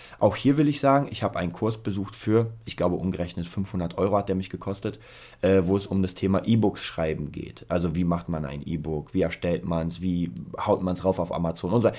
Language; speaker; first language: German; early bilingual, other home language; Polish